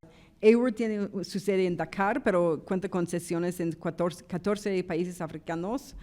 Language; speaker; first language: Spanish; non-native, fluent; English